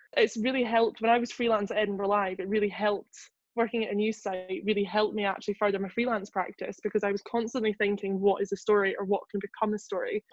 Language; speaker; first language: English; native; English